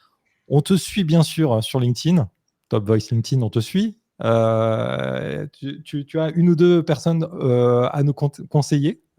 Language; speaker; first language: French; native; French